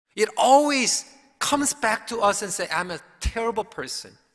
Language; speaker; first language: English; early bilingual, other home language; Korean